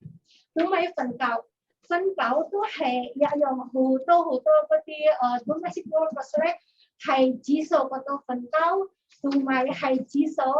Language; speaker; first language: Cantonese; non-native, learner; Indonesian